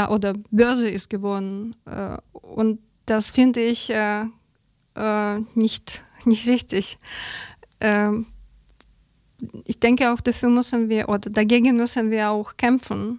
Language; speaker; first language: German; non-native, learner; Ukrainian